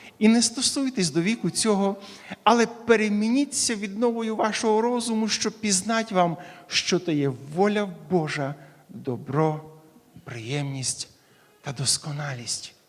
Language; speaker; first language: Ukrainian; native; Ukrainian